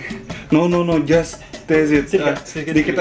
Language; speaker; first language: Indonesian; native; Indonesian